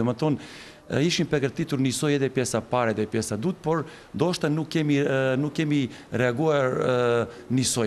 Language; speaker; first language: Albanian; non-native, learner; Serbian